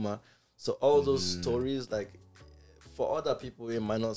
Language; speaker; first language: English; non-native, local second language; Igbo